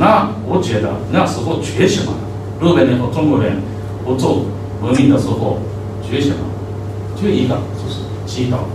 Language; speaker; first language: Chinese; non-native, learner; Japanese